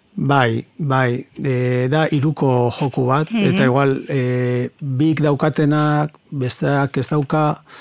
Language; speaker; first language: Basque; native; Basque